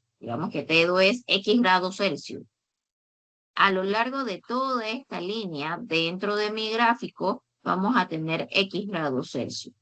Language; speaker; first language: Spanish; native; Spanish